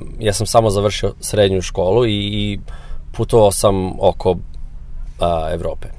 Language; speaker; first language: Serbian; non-native, fluent; English